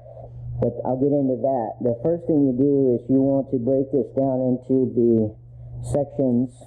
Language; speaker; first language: English; native; English